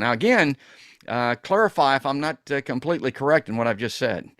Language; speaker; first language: English; native; English